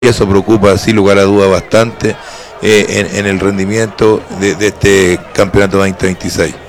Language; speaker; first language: Spanish; native; Spanish